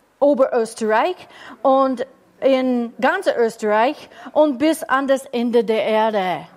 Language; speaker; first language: German; non-native, fluent; English